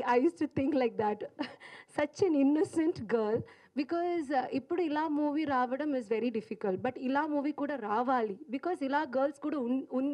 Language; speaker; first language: Telugu; non-native, learner; Malayalam